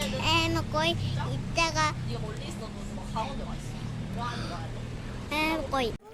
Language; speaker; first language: Korean; non-native, local second language; Mongolian